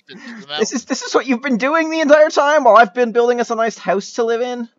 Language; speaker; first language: English; native; English